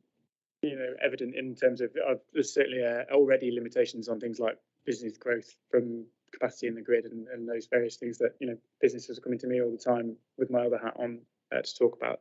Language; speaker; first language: English; native; English